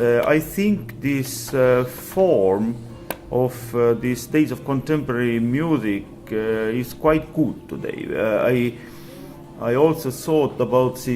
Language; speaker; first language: English; non-native, fluent; Estonian